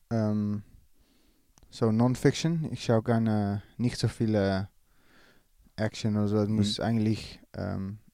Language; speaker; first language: German; non-native, learner; Dutch